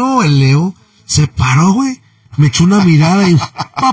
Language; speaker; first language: Spanish; native; Spanish